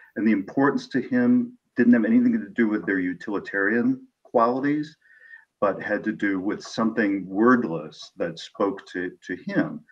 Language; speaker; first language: English; native; English